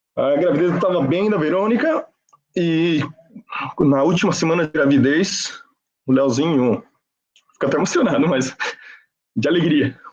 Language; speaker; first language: Portuguese; non-native, fluent; Spanish